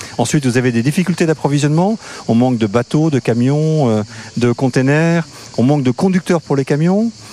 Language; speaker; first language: French; native; French